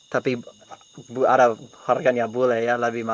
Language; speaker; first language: Indonesian; non-native, learner; English